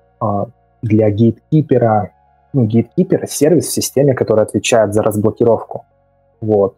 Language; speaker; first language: Russian; native; Russian